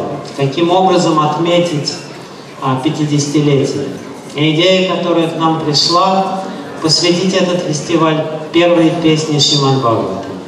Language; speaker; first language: Russian; native; Russian